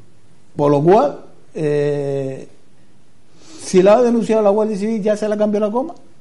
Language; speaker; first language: Spanish; native; Spanish